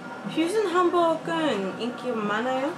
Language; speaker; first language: Korean; non-native, learner; English